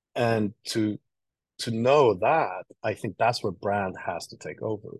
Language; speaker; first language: English; non-native, fluent; Swedish